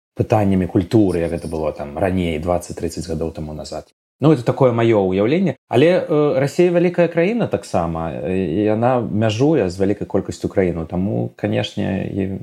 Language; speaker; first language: Belarusian; non-native, local second language; Russian